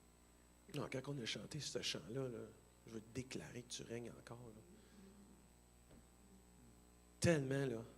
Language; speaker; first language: French; native; French